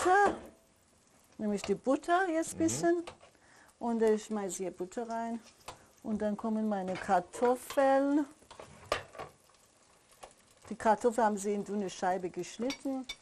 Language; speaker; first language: German; non-native, learner; Persian